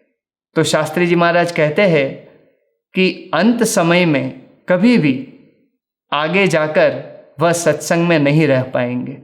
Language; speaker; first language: Hindi; native; Hindi